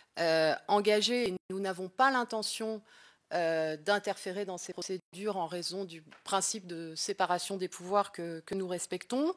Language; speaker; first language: French; native; French